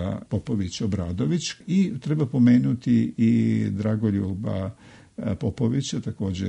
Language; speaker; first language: Serbian; native; Serbian